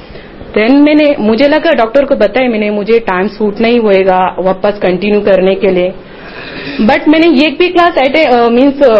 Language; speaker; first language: Hindi; non-native, local second language; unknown